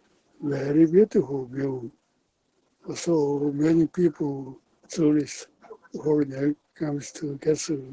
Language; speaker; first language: English; non-native, learner; Japanese